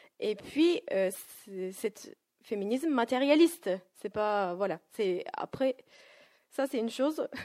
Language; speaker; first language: French; non-native, fluent; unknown